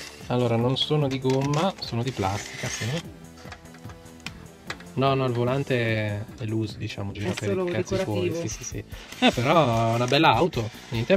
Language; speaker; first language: Italian; native; Italian